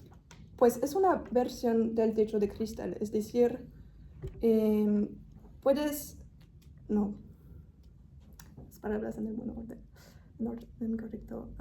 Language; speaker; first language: Spanish; non-native, fluent; French